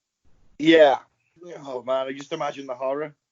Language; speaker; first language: English; native; English